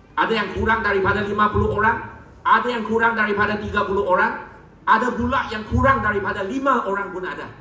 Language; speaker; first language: Malay; non-native, local second language; Chinese